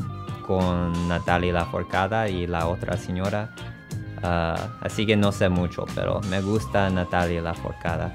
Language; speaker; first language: Spanish; non-native, learner; English